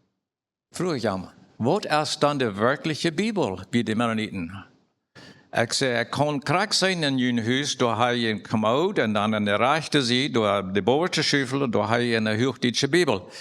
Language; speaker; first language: German; non-native, learner; Plautdietsch